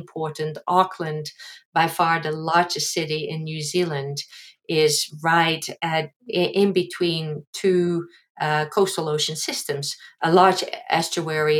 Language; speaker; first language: English; non-native, fluent; Dutch